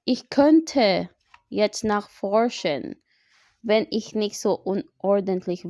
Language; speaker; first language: German; non-native, learner; Filipino